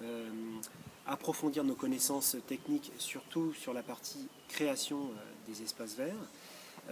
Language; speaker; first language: French; native; French